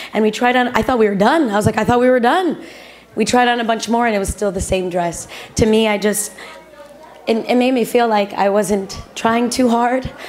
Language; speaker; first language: English; early bilingual, other home language; Spanish